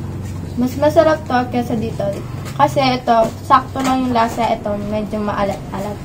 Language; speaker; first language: Filipino; non-native, local second language; Pampanga